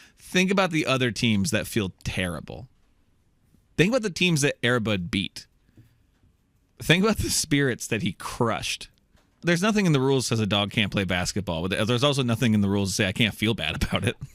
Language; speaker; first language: English; native; English